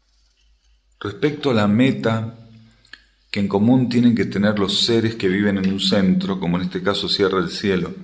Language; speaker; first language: Spanish; native; Spanish